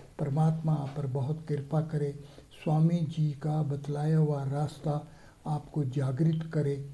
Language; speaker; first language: Hindi; native; Hindi